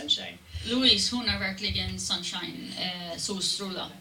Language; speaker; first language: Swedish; non-native, fluent; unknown